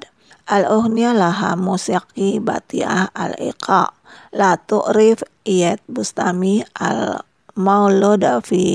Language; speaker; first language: Arabic; non-native, fluent; Indonesian